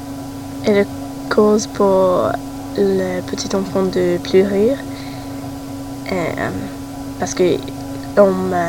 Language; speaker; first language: French; non-native, learner; English